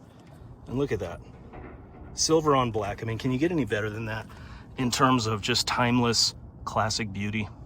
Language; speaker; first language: English; native; English